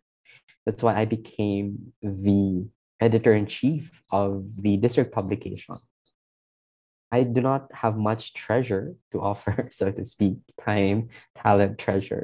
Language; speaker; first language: English; non-native, local second language; Hiligaynon